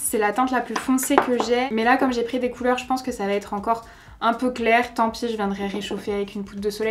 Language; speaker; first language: French; native; French